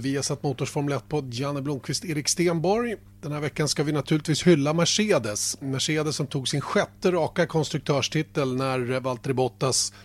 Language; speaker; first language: Swedish; native; Swedish